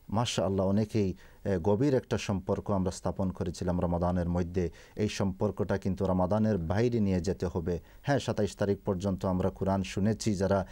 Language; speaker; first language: Bangla; native; Bangla